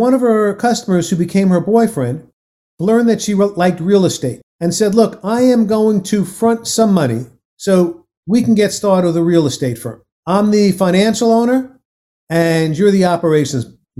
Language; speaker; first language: English; native; English